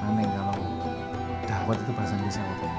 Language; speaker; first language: Indonesian; native; Indonesian